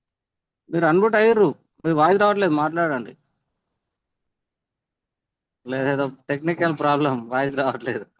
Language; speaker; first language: Telugu; native; Telugu